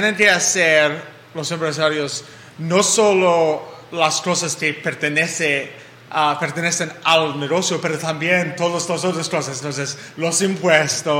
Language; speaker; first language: Spanish; non-native, fluent; English